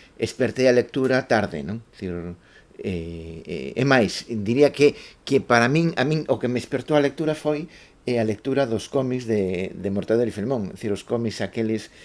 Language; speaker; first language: Galician; native; Galician